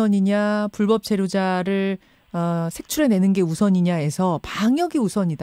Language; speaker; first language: Korean; native; Korean